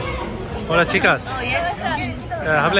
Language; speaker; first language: Spanish; non-native, learner; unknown